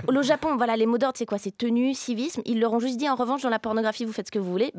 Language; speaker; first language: French; native; French